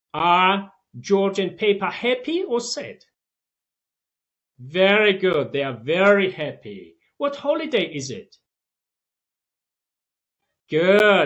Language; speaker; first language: English; non-native, fluent; Tajik